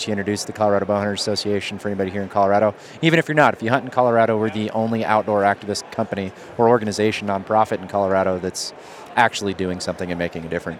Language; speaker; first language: English; native; English